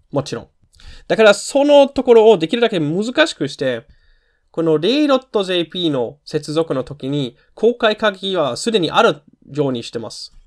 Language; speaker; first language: Japanese; non-native, fluent; German